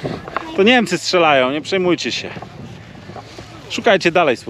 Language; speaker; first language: Polish; native; Polish